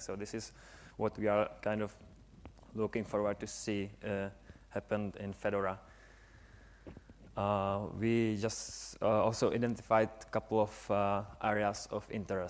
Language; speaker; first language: English; non-native, fluent; Czech